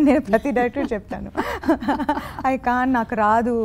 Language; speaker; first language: Telugu; non-native, fluent; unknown